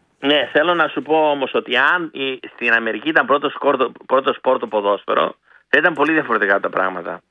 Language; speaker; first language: Greek; early bilingual, heritage; Greek